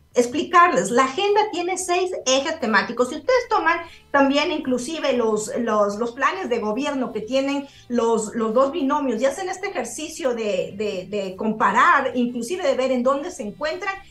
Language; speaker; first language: Spanish; native; Spanish